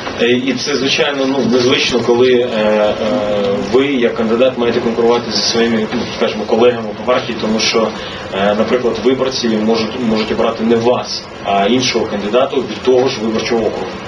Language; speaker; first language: Ukrainian; native; Ukrainian